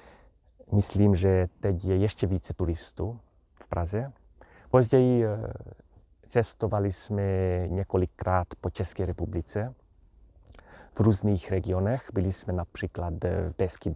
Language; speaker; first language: Czech; non-native, fluent; Hungarian